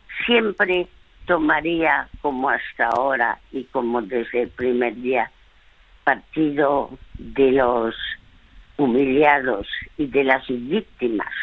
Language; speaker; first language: Spanish; early bilingual, other home language; French